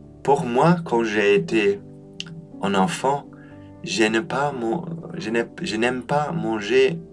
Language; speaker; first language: French; non-native, learner; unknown